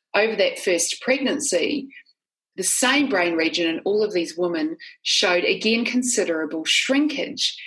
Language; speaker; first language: English; native; English